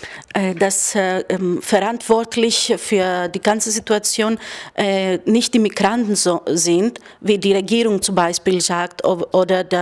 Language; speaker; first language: German; non-native, fluent; Greek